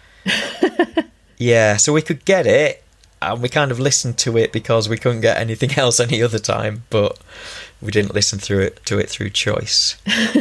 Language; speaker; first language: English; native; English